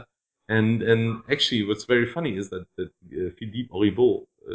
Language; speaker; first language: English; non-native, fluent; German